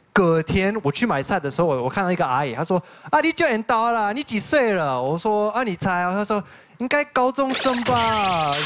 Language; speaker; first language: Chinese; non-native, fluent; English